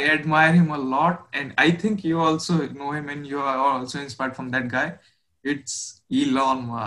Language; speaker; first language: English; non-native, local second language; Hindi